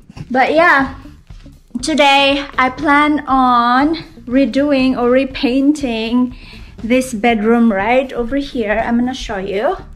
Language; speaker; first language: English; non-native, local second language; Cebuano